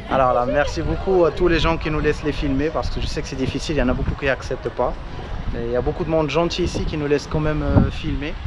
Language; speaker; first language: French; native; French